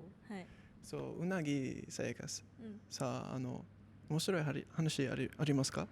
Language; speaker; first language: Japanese; non-native, learner; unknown